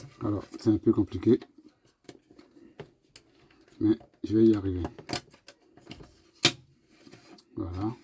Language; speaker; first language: French; native; French